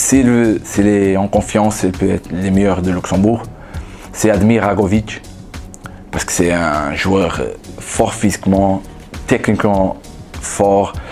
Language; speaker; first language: French; non-native, fluent; Portuguese